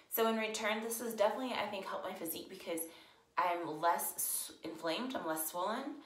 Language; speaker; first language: English; native; English